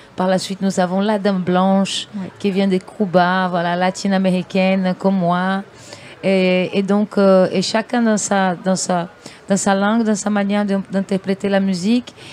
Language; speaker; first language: French; non-native, fluent; Portuguese